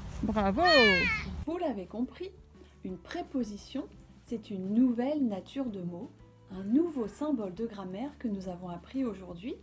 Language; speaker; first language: French; native; French